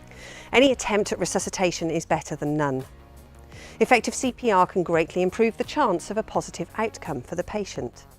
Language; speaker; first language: English; native; English